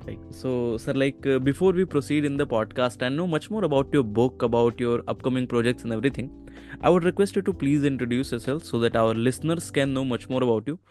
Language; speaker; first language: English; non-native, local second language; Hindi